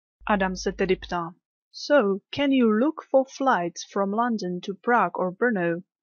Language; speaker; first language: English; non-native, fluent; Czech